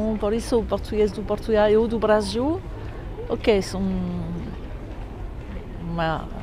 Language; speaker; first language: Portuguese; non-native, fluent; French